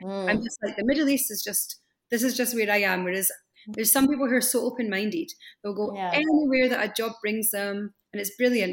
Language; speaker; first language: English; native; English